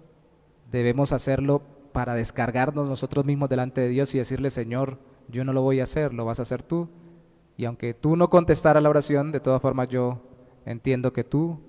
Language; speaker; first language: Spanish; native; Spanish